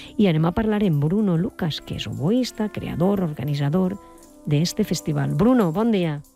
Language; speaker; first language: Catalan; native; Catalan